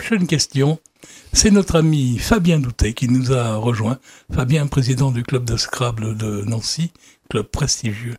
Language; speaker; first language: French; native; French